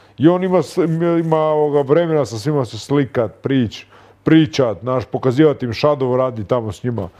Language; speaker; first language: Croatian; native; Croatian